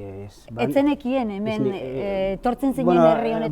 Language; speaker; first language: Basque; native; Basque